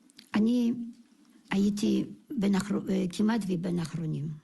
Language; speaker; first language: Hebrew; non-native, fluent; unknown